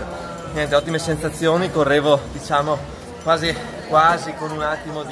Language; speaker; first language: Italian; native; Italian